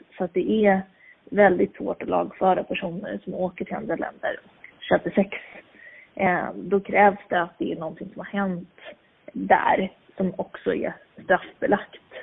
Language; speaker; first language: Swedish; native; Swedish